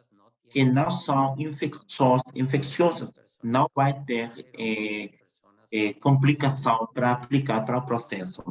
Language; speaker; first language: Portuguese; non-native, fluent; Spanish